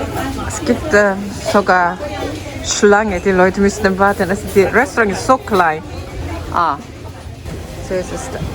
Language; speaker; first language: German; non-native, learner; Korean